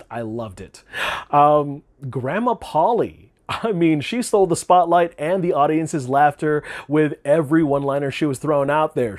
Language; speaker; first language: English; native; English